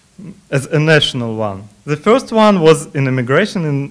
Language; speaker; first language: English; non-native, fluent; Russian